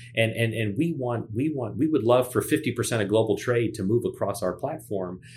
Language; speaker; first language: English; native; English